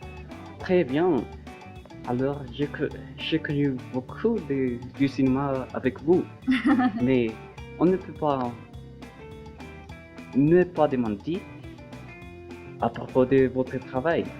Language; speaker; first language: French; non-native, learner; Spanish